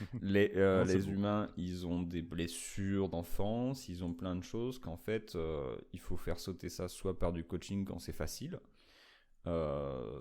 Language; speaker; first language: French; native; French